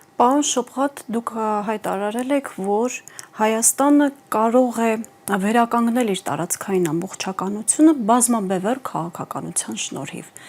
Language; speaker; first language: Armenian; native; Armenian